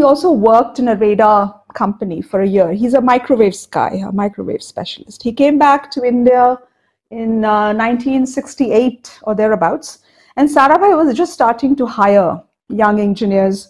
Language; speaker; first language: English; non-native, local second language; Odia